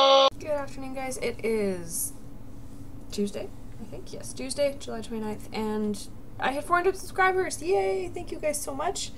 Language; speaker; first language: English; native; English